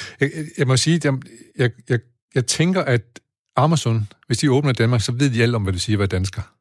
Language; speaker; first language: Danish; native; Danish